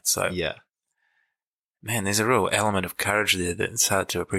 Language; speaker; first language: English; native; English